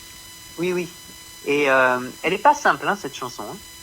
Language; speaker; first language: French; native; French